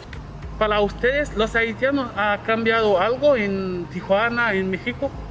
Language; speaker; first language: Spanish; non-native, learner; Haitian Creole